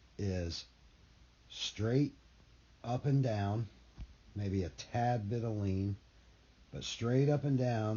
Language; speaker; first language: English; native; English